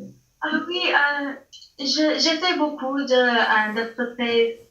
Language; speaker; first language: French; non-native, learner; English